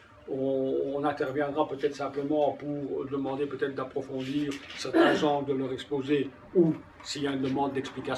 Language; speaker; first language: French; native; French